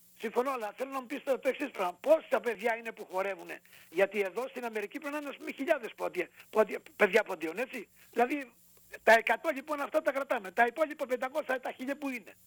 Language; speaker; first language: Greek; native; Greek